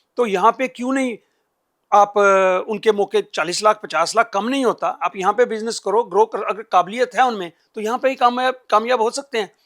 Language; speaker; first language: Hindi; non-native, local second language; Punjabi